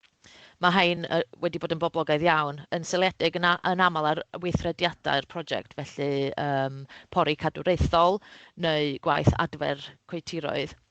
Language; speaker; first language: Welsh; native; Welsh